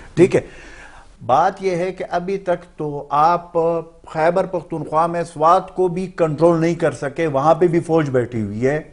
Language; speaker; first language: Urdu; non-native, local second language; Pashto